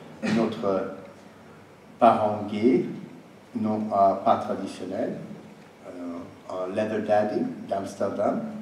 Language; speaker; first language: French; non-native, fluent; English